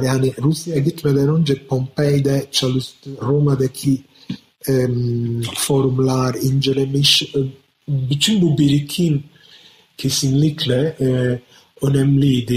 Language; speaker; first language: Turkish; non-native, fluent; Italian